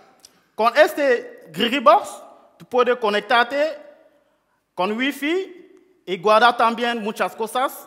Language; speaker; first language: Spanish; non-native, fluent; French